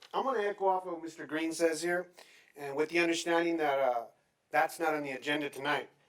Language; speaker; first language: English; native; English